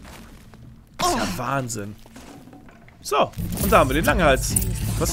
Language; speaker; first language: German; native; German